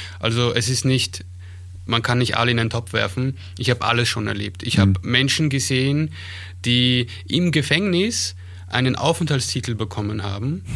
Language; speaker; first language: German; early bilingual, other home language; Armenian